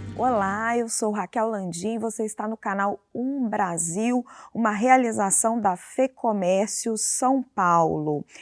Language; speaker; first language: Portuguese; native; Portuguese